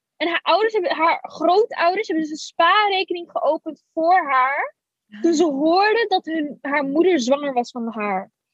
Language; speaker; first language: Dutch; early bilingual, other home language; Arabic